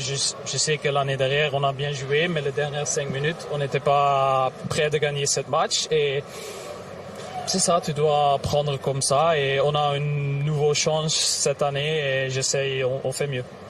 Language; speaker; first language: French; non-native, local second language; Dutch